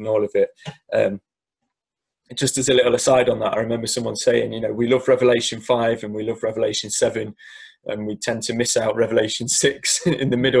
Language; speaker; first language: English; native; English